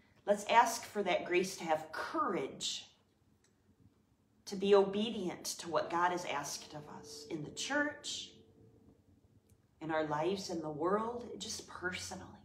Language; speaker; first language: English; native; English